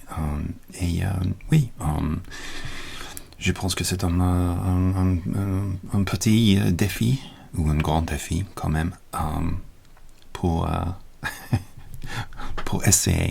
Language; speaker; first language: French; non-native, learner; English